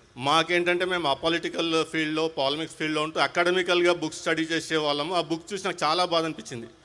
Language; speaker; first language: Telugu; non-native, local second language; Urdu